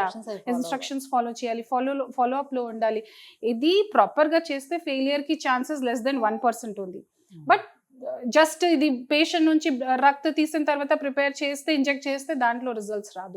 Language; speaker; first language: Telugu; non-native, local second language; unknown